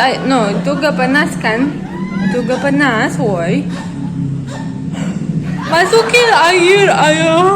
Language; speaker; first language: Indonesian; non-native, learner; Russian